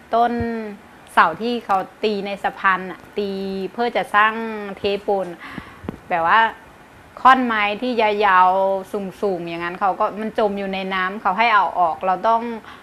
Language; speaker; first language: Thai; non-native, fluent; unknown